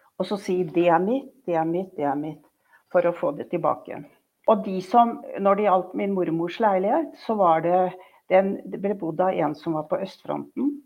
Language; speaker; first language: Norwegian; native; Norwegian